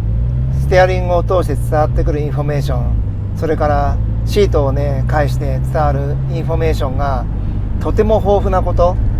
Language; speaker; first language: Japanese; native; Japanese